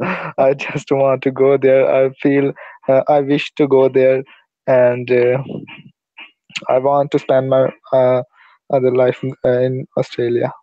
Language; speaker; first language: English; non-native, learner; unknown